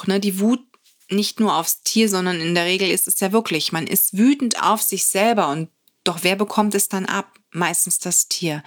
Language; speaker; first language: German; native; German